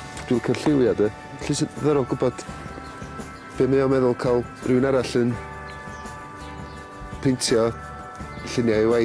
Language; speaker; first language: Welsh; native; Welsh